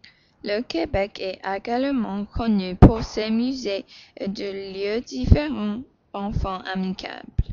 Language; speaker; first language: French; non-native, learner; English